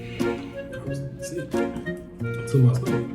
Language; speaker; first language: English; native; English